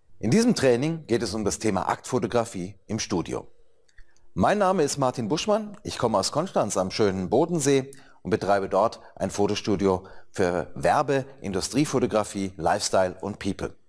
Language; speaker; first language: German; native; German